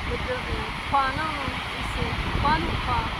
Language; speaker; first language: French; non-native, learner; Portuguese